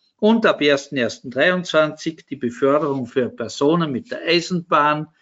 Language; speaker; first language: German; native; German